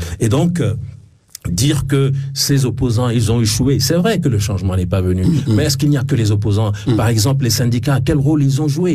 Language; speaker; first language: French; non-native, local second language; Ewe